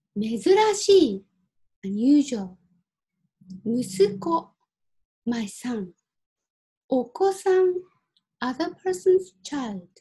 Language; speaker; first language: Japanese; native; Japanese